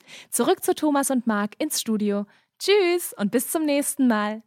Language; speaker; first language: German; native; German